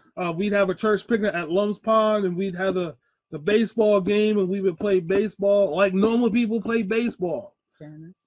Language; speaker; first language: English; native; English